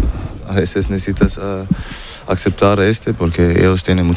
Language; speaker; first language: Spanish; non-native, learner; German